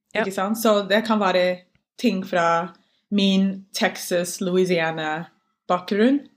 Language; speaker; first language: Norwegian; non-native, fluent; English